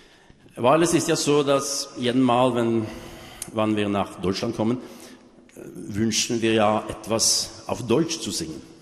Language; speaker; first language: German; non-native, learner; Norwegian